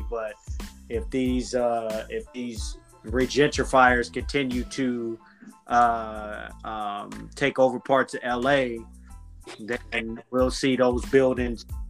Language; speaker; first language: English; native; English